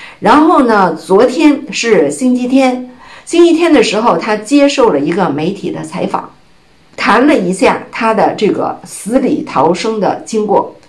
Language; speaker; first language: Chinese; native; Chinese